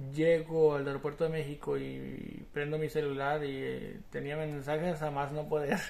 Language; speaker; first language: Spanish; early bilingual, heritage; Spanish